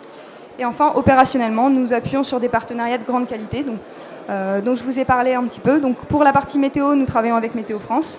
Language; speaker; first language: French; native; French